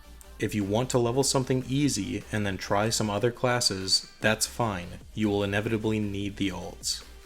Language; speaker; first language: English; native; English